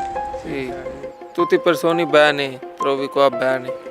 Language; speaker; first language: Italian; non-native, learner; Urdu